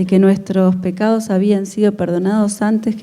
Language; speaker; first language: Spanish; native; Spanish